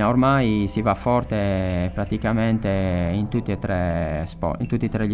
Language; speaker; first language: Italian; native; Italian